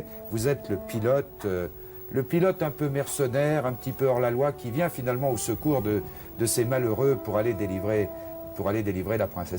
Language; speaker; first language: French; native; French